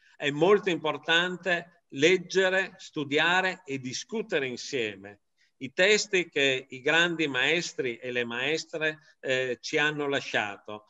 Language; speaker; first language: Italian; native; Italian